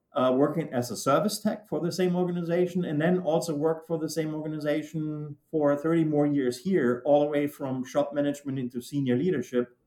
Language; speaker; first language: English; non-native, fluent; German